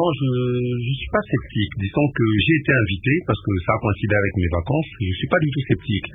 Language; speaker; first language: French; non-native, local second language; Lingala